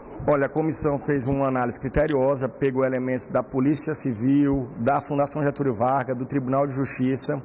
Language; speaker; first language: Portuguese; native; Portuguese